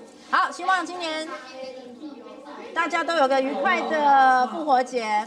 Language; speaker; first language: Chinese; native; Chinese